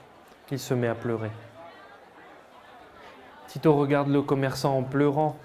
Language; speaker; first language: French; native; French